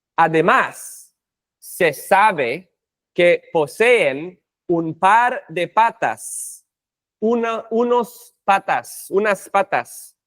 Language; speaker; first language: Spanish; non-native, fluent; English